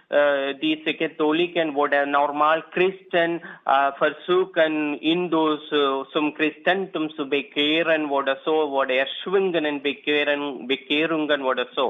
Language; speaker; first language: German; non-native, learner; Tamil